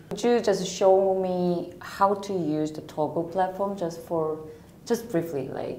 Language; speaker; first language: English; non-native, fluent; Korean